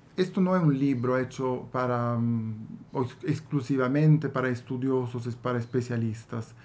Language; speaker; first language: Portuguese; non-native, learner; Italian